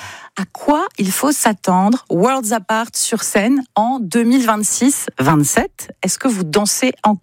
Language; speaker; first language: French; native; French